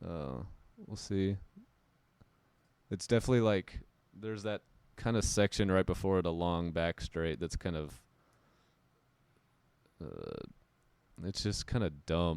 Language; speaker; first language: English; native; English